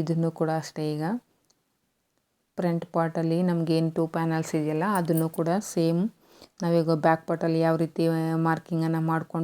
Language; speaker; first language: Kannada; native; Kannada